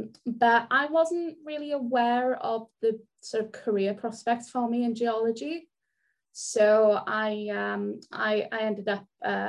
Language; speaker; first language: English; non-native, local second language; Welsh